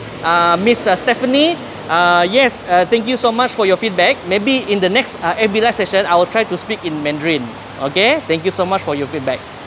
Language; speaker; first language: English; non-native, local second language; Malay